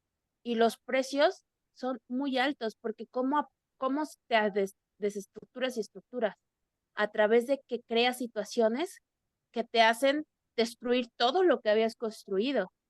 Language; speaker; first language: Spanish; native; Spanish